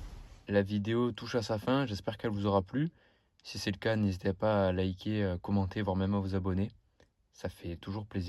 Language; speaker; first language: French; native; French